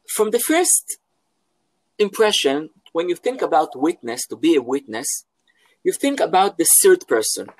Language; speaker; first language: English; non-native, fluent; Hebrew